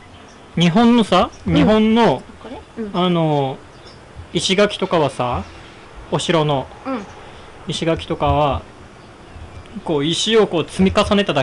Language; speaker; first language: Japanese; native; Japanese